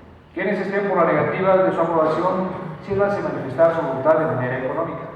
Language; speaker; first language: Spanish; native; Spanish